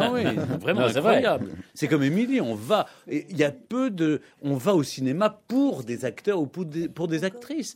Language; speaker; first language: French; native; French